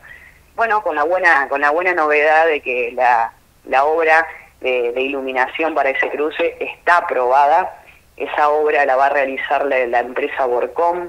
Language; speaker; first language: Spanish; native; Spanish